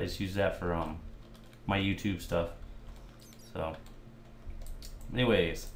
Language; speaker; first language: English; native; English